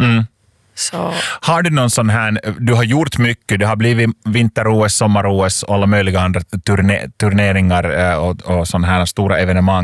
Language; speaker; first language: Swedish; native; Swedish